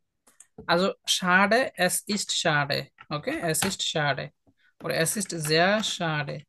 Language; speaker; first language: German; non-native, local second language; Bangla